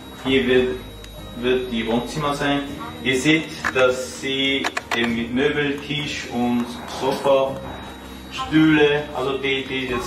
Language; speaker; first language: German; non-native, learner; Armenian